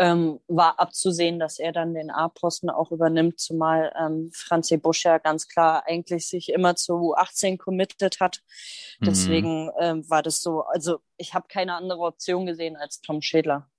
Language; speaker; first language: German; native; German